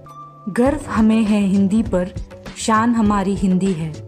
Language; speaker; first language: Hindi; non-native, local second language; Malayalam